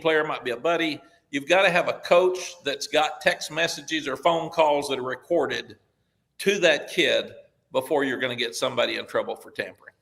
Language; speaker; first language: English; native; English